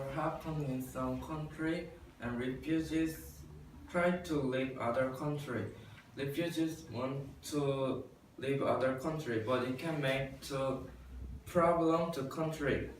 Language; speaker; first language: English; non-native, learner; Korean